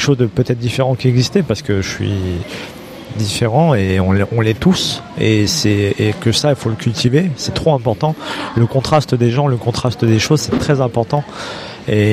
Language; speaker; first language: French; native; French